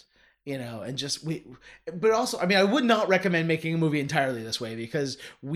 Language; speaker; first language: English; native; English